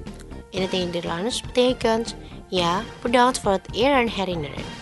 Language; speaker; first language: Dutch; non-native, local second language; Indonesian